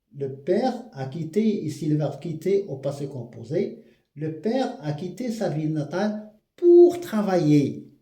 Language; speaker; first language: French; non-native, local second language; Arabic